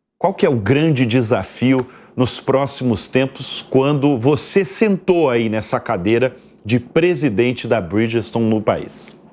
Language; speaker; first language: Portuguese; native; Portuguese